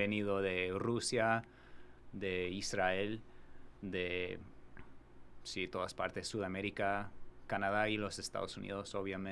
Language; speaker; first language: Spanish; non-native, fluent; English